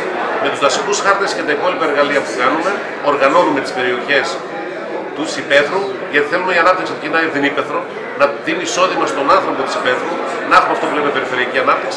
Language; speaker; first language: Greek; native; Greek